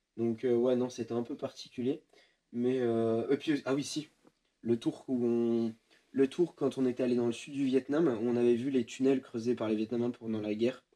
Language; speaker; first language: French; native; French